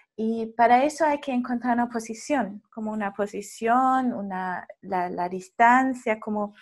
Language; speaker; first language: Spanish; non-native, fluent; German